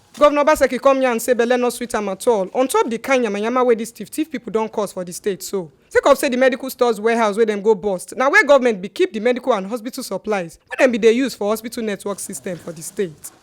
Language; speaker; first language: Nigerian Pidgin; native; Nigerian Pidgin